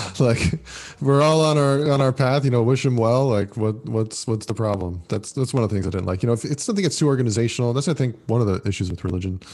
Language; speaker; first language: English; early bilingual, other home language; Italian